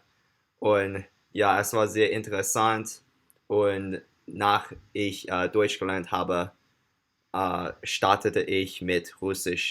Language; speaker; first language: German; non-native, learner; English